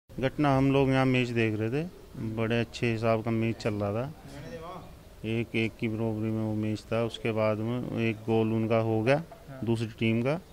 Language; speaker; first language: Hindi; native; Hindi